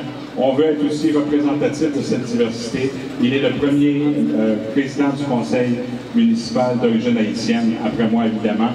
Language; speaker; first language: French; native; French